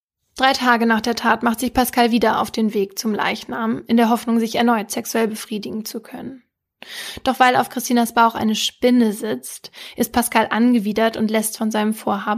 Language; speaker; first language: German; native; German